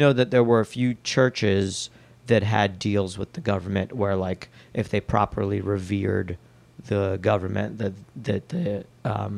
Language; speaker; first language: English; early bilingual, other home language; Russian